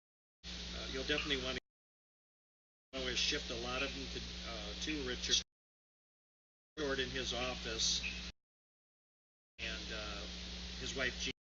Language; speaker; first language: English; native; English